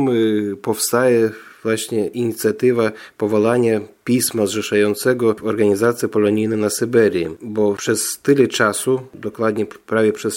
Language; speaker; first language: Polish; non-native, fluent; Russian